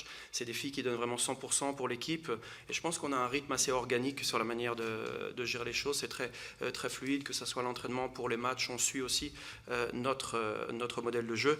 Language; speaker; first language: French; native; French